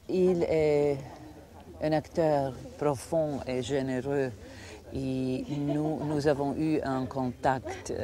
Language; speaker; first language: French; non-native, fluent; Croatian